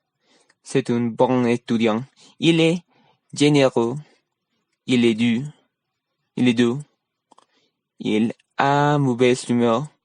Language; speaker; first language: French; non-native, learner; Spanish